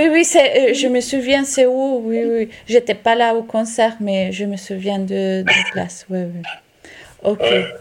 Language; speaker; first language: French; non-native, local second language; Italian